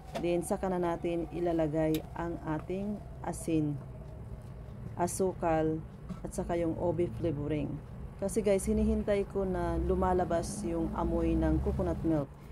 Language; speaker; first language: Filipino; non-native, local second language; Cebuano